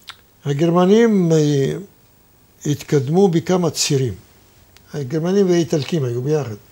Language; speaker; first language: Hebrew; non-native, fluent; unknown